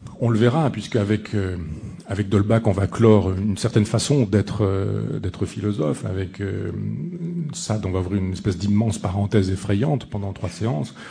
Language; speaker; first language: French; native; French